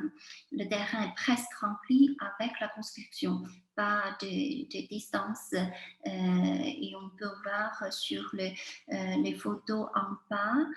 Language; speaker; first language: French; non-native, fluent; Chinese